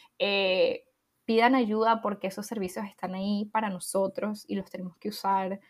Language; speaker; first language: Spanish; native; Spanish